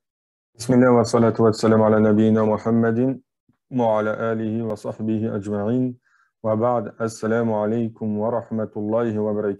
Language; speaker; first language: Arabic; non-native, fluent; French